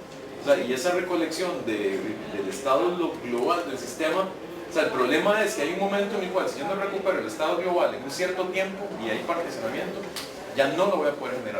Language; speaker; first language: Spanish; native; Spanish